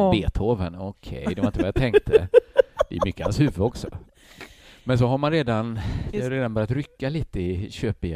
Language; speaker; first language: Swedish; native; Swedish